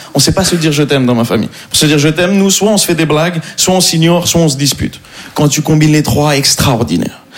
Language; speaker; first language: French; non-native, local second language; Arabic